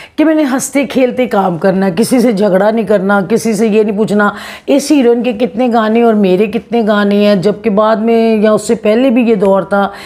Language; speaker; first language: Urdu; non-native, local second language; Punjabi